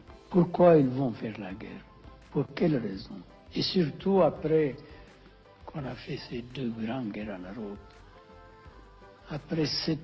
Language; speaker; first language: French; non-native, fluent; Amharic